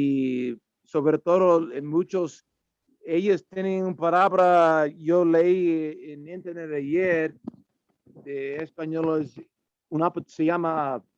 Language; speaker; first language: Spanish; non-native, learner; English